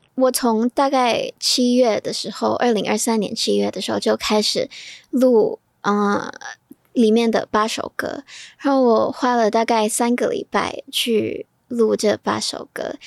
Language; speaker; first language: Chinese; non-native, fluent; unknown